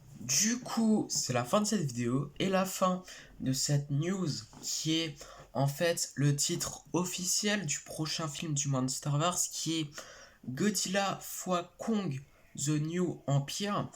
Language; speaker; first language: French; native; French